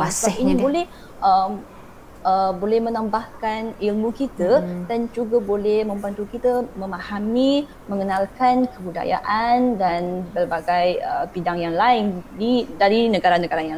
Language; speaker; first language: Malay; non-native, fluent; Chinese